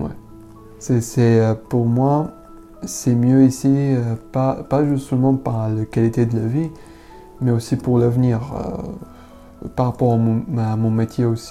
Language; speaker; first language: French; non-native, learner; Arabic